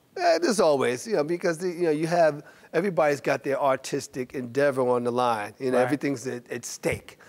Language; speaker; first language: English; native; English